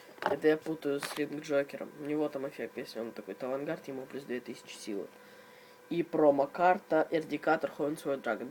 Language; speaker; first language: Russian; native; Russian